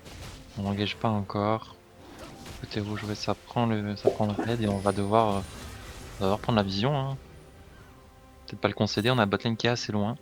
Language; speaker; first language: French; native; French